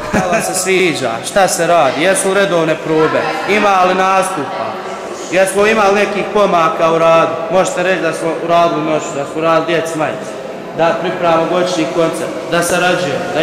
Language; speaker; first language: Croatian; native; Croatian